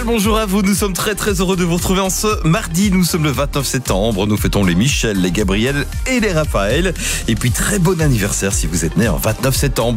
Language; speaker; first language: French; native; French